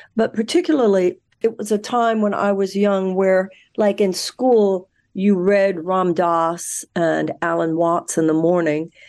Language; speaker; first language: English; native; English